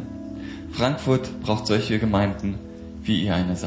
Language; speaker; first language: German; native; German